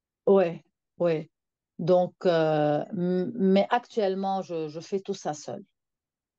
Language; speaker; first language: French; non-native, local second language; Arabic